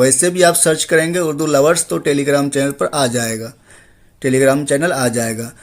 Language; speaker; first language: Urdu; native; Urdu